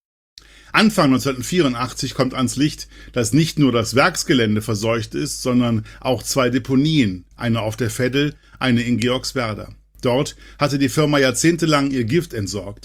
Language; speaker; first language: German; native; German